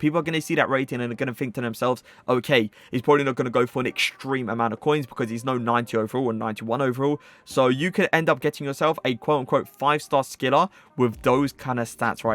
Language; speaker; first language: English; native; English